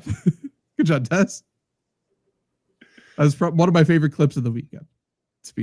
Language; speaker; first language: English; native; English